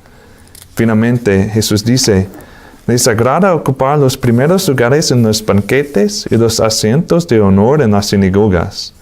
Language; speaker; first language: Spanish; non-native, fluent; English